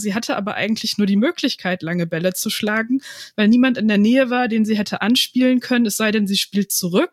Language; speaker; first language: German; native; German